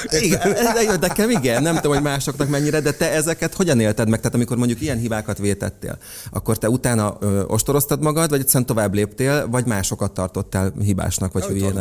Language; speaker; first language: Hungarian; native; Hungarian